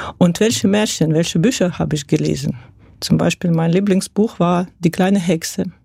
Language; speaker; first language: German; non-native, fluent; Russian